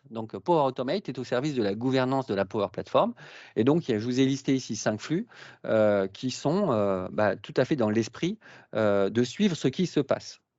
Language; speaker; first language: French; native; French